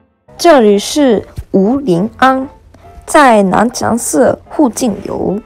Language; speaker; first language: Chinese; non-native, learner; Japanese